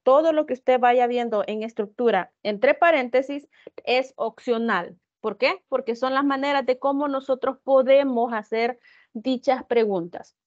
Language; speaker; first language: Spanish; native; Spanish